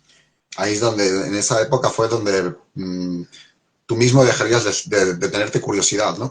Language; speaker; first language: Spanish; native; Spanish